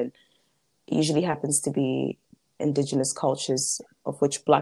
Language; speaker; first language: English; non-native, local second language; Ewe